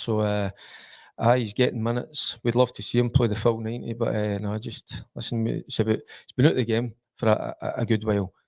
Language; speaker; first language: English; native; English